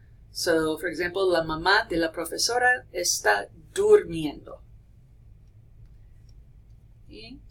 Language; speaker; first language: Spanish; non-native, fluent; English